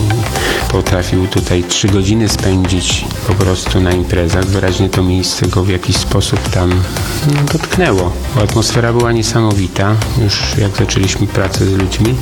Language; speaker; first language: Polish; native; Polish